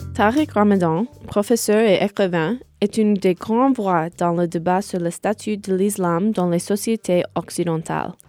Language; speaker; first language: French; non-native, fluent; English